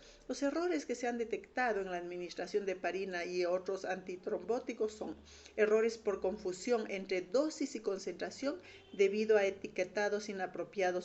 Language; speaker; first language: Spanish; native; Spanish